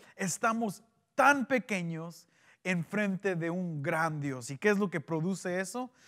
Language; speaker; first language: Spanish; early bilingual, heritage; Spanish